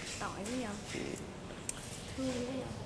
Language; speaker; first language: Vietnamese; native; Vietnamese